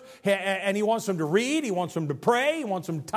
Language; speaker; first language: English; native; English